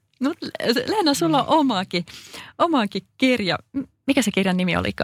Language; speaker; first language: Finnish; native; Finnish